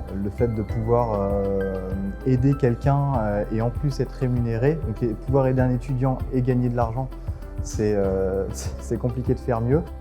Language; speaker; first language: French; native; French